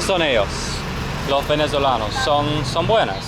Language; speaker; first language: Spanish; non-native, learner; English